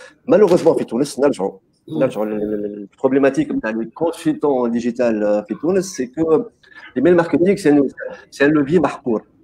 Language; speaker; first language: French; non-native, local second language; Arabic